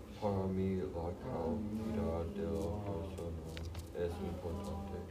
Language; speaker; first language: Spanish; non-native, learner; English